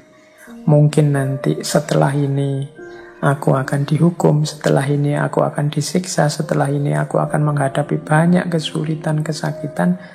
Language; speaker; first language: Indonesian; native; Indonesian